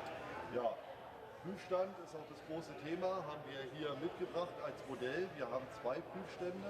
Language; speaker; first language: German; native; German